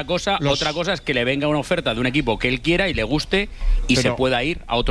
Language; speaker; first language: Spanish; native; Spanish